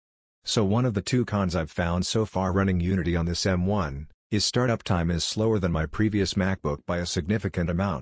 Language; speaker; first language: English; native; English